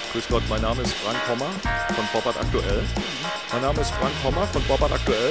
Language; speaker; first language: German; native; German